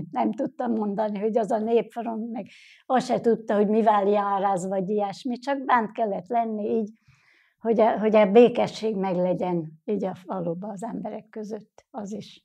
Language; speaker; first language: Hungarian; native; Hungarian